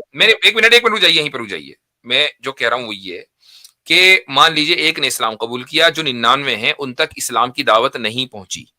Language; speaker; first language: Urdu; native; Urdu